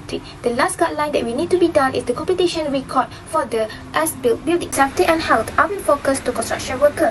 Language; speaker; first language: English; non-native, local second language; Malay